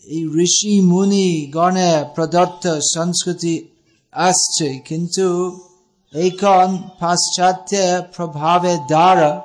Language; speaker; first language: Bangla; non-native, fluent; English